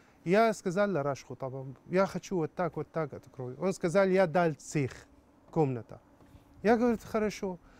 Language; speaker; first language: Russian; non-native, learner; Arabic